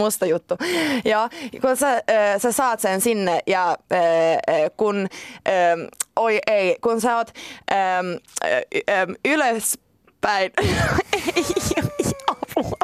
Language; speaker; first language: Finnish; non-native, learner; Swedish